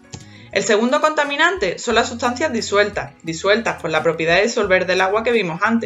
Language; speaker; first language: Spanish; native; Spanish